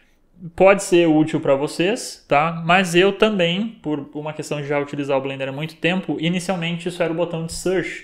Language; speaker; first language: Portuguese; native; Portuguese